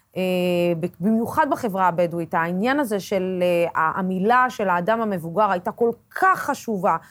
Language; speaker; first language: Hebrew; non-native, local second language; Arabic